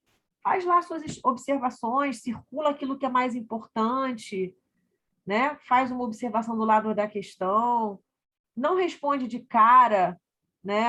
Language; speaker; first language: Portuguese; native; Portuguese